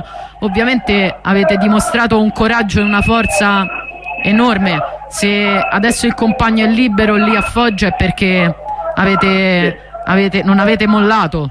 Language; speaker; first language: Italian; native; Italian